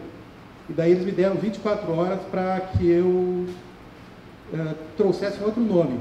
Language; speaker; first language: Portuguese; native; Portuguese